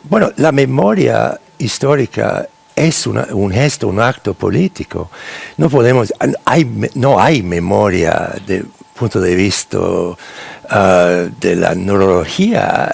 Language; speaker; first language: Spanish; non-native, fluent; English